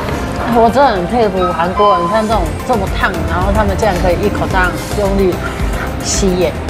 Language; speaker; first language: Chinese; native; Chinese